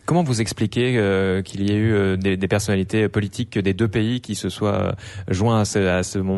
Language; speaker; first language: French; native; French